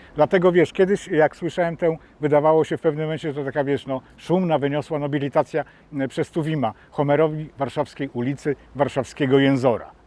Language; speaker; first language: Polish; native; Polish